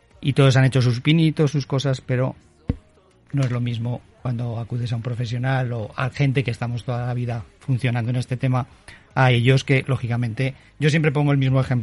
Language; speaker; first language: Spanish; native; Spanish